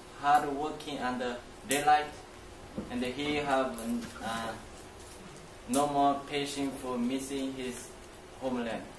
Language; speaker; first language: English; non-native, learner; Chinese